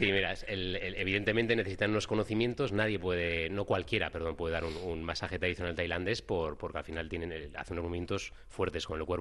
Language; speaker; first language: Spanish; native; Spanish